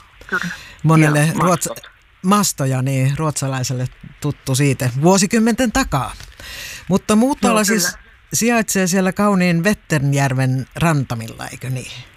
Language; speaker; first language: Finnish; native; Finnish